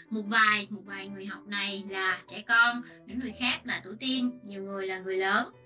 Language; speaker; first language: Vietnamese; native; Vietnamese